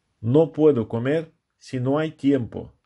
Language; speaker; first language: Spanish; non-native, fluent; Russian